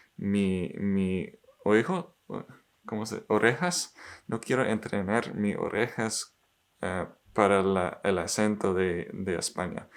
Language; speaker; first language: Spanish; non-native, learner; English